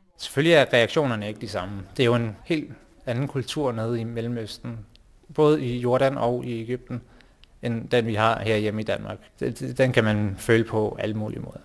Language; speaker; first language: Danish; early bilingual, other home language; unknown